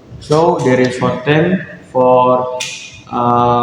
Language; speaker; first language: English; non-native, learner; Indonesian